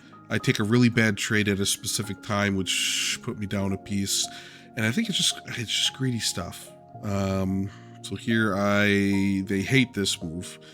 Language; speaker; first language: English; native; English